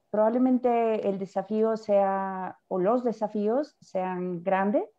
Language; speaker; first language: Spanish; native; Spanish